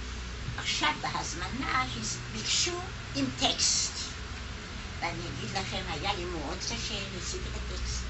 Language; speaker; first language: Hebrew; non-native, fluent; German